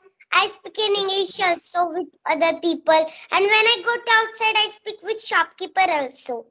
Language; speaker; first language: English; non-native, local second language; Marathi